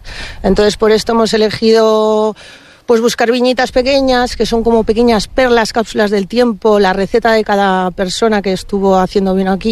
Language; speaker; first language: Spanish; native; Spanish